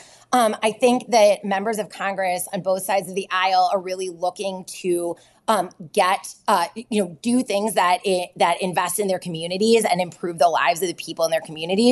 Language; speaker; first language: English; native; English